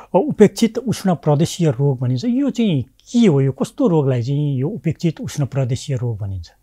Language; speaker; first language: Nepali; native; Nepali